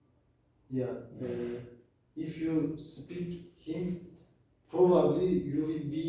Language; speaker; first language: English; non-native, learner; Turkish